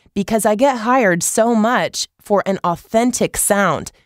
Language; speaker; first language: English; native; English